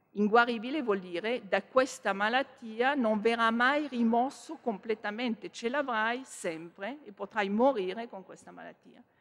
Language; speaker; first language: Italian; non-native, fluent; French